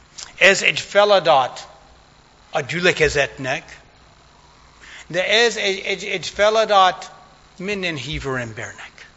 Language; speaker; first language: Hungarian; non-native, fluent; English